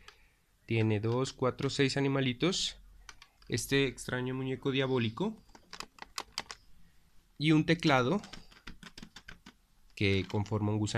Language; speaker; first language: Spanish; native; Spanish